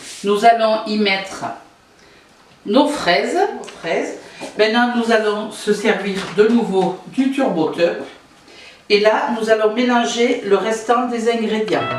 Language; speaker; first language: French; native; French